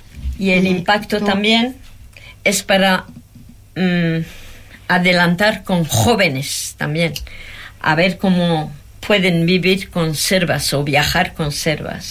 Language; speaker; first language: Spanish; non-native, fluent; French